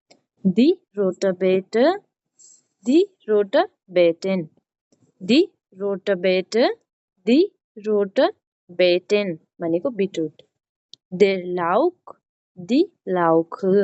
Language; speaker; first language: German; non-native, learner; Nepali